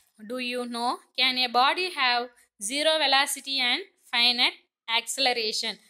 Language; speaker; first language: English; non-native, local second language; Tamil